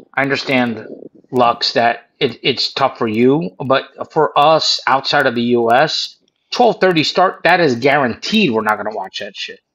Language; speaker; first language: English; native; English